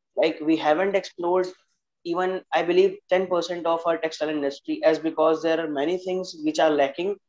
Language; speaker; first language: English; non-native, local second language; Hindi